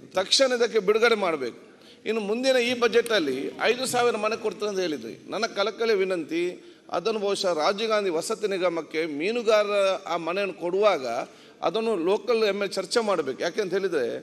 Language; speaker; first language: Kannada; non-native, local second language; Badaga